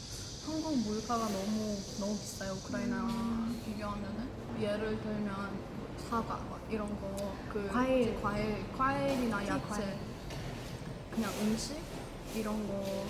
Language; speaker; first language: Korean; non-native, fluent; Ukrainian